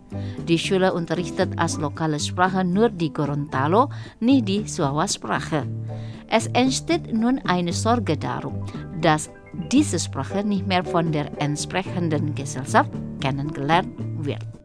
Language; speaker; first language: German; non-native, fluent; Indonesian